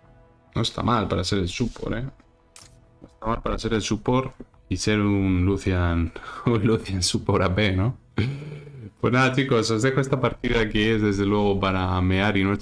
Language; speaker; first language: Spanish; native; Spanish